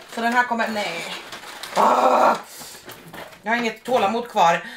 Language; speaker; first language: Swedish; native; Swedish